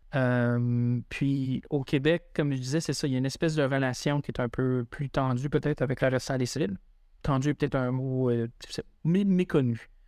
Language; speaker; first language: French; native; French